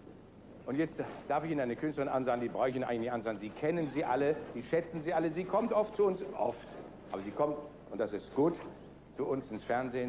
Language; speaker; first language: German; native; German